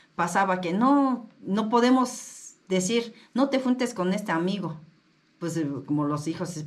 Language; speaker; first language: Spanish; non-native, learner; Japanese